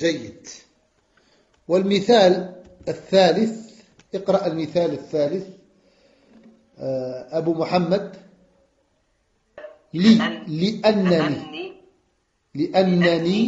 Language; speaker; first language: Arabic; non-native, fluent; French